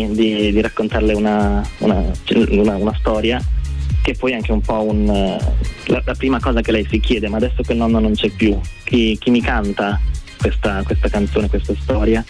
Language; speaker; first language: Italian; native; Italian